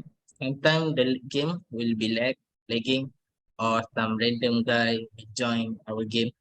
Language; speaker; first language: English; non-native, learner; Malay